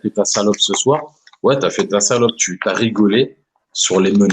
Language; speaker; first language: French; native; French